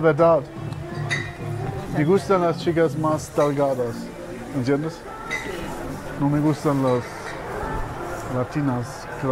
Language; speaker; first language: Spanish; non-native, learner; English